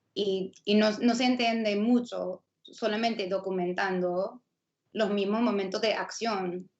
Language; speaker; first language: Spanish; non-native, fluent; English